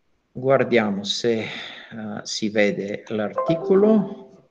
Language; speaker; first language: Italian; non-native, fluent; Bulgarian